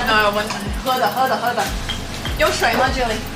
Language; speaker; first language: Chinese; non-native, fluent; English